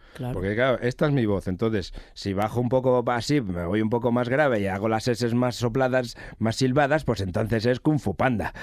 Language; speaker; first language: Spanish; native; Spanish